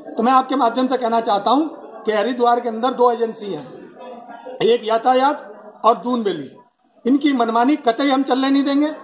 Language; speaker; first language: Hindi; native; Hindi